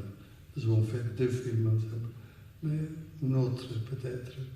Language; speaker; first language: French; non-native, fluent; Italian